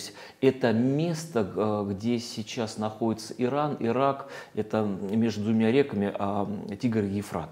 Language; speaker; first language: Russian; native; Russian